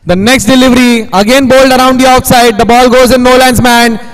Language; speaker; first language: English; non-native, local second language; Marathi